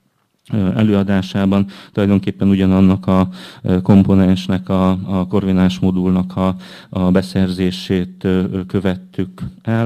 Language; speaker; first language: Hungarian; native; Hungarian